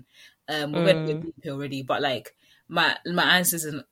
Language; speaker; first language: English; native; English